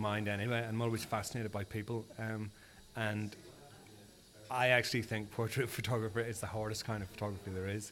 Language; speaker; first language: English; native; English